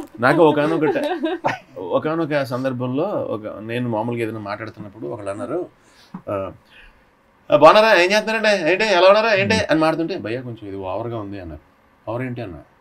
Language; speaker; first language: Telugu; native; Telugu